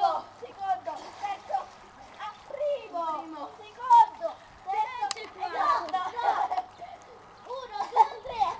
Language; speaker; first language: Italian; early bilingual, other home language; Filipino